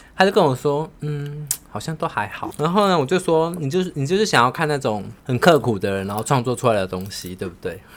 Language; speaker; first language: Chinese; native; Chinese